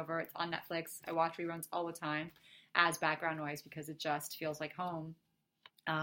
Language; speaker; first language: English; early bilingual, other home language; Portuguese